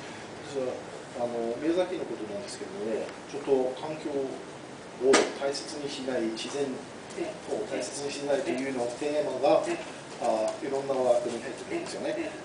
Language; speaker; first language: Japanese; non-native, fluent; English